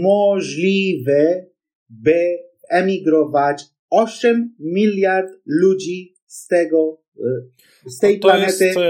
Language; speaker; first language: Polish; non-native, fluent; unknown